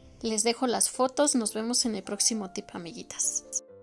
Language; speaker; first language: Spanish; native; Spanish